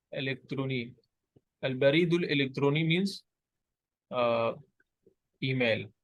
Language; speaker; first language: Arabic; non-native, fluent; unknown